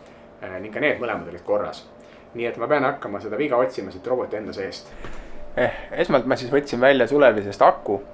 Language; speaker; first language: Estonian; native; Estonian